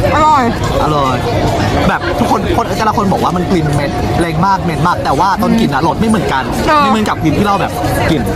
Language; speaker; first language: Thai; non-native, fluent; Indonesian